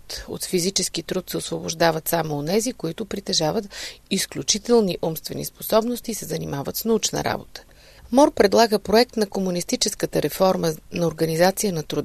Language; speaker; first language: Bulgarian; native; Bulgarian